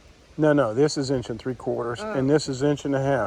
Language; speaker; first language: English; native; English